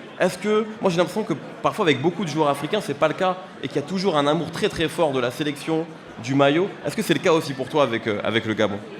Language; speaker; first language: French; native; French